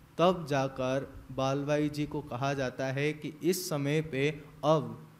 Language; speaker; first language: Hindi; native; Hindi